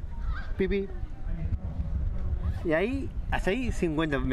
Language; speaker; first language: Spanish; native; Spanish